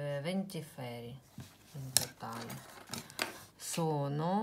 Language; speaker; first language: Italian; non-native, fluent; Russian